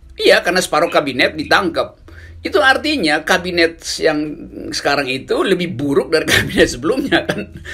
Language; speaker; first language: Indonesian; native; Indonesian